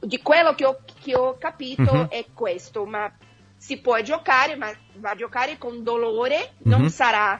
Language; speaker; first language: Italian; non-native, fluent; Portuguese